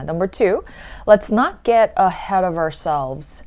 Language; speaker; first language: English; early bilingual, other home language; Korean